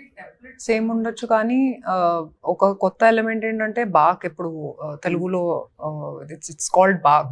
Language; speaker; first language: Telugu; non-native, local second language; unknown